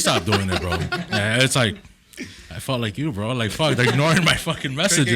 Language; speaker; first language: English; early bilingual, other home language; Spanish